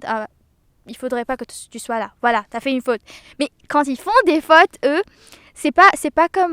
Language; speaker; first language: French; non-native, local second language; Arabic